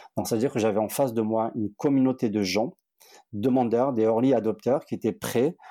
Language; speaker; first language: French; native; French